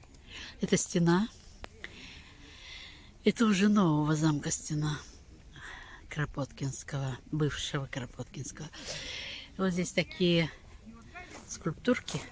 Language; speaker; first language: Russian; native; Russian